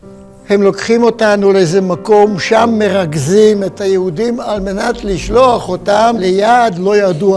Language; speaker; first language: Hebrew; non-native, fluent; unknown